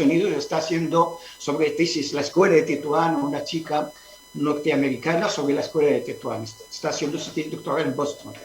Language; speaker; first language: Spanish; non-native, fluent; Arabic